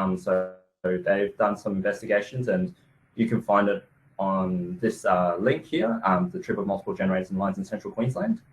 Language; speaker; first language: English; native; English